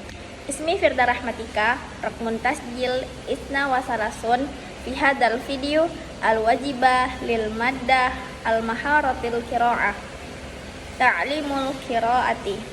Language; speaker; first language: Arabic; non-native, learner; Indonesian